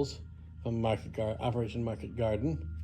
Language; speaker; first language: English; native; English